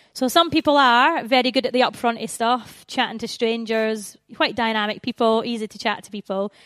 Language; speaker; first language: English; native; English